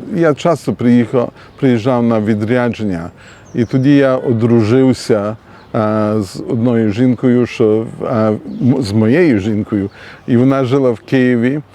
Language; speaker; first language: Ukrainian; early bilingual, heritage; Ukrainian